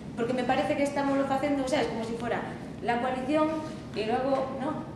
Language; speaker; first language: Spanish; non-native, local second language; Galician